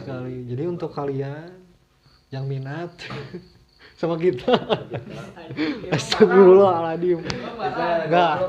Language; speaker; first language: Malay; non-native, local second language; Sundanese